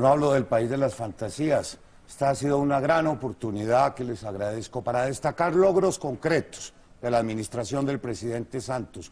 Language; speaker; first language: Spanish; native; Spanish